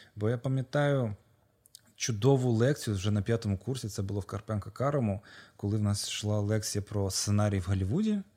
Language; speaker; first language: Ukrainian; non-native, local second language; Russian